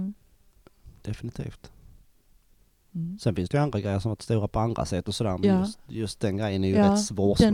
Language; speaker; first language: Swedish; native; Swedish